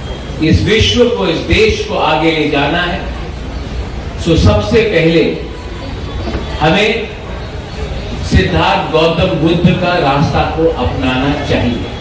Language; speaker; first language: Hindi; non-native, local second language; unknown